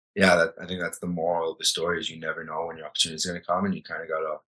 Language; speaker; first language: English; native; English